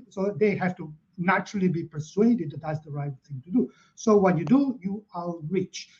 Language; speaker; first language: English; non-native, fluent; Catalan